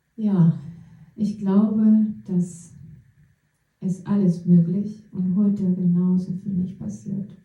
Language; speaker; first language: German; non-native, fluent; Russian